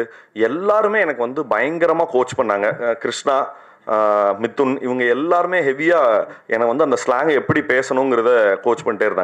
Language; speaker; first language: Tamil; native; Tamil